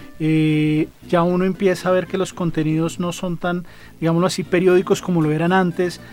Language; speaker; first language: Spanish; native; Spanish